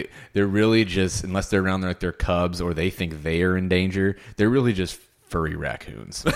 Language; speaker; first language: English; native; English